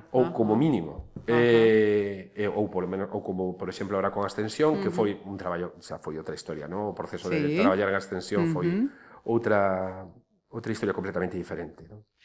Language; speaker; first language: Galician; native; Galician